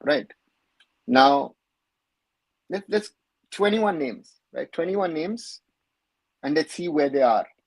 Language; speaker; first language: English; non-native, local second language; Bangla